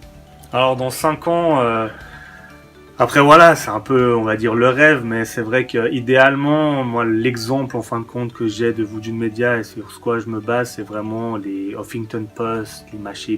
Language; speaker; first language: French; early bilingual, other home language; Persian